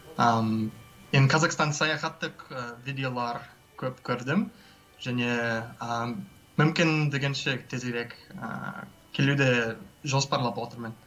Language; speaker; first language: Kazakh; non-native, learner; English